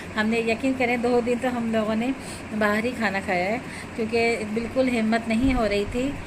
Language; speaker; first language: Urdu; native; Urdu